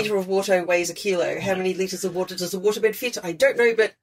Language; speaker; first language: English; native; English